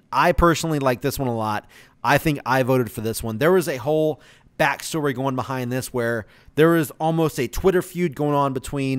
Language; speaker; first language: English; native; English